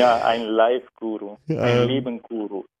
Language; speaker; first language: German; non-native, learner; Turkish